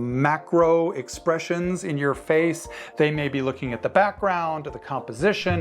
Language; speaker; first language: English; native; English